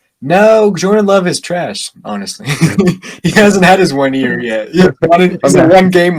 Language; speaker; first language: English; native; English